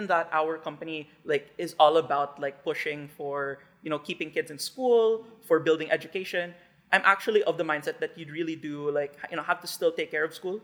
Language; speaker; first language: English; non-native, local second language; Hiligaynon